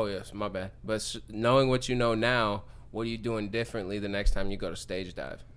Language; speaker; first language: English; native; English